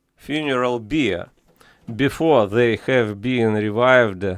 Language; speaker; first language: English; non-native, fluent; Ukrainian